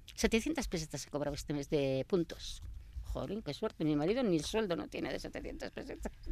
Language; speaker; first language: Spanish; non-native, local second language; Basque